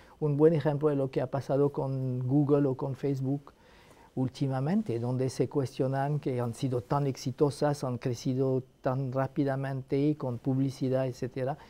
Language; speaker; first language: Spanish; non-native, fluent; Arabic